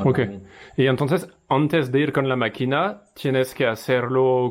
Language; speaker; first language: Spanish; non-native, learner; French